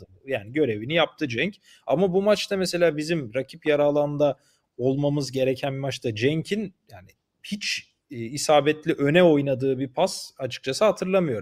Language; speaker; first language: Turkish; native; Turkish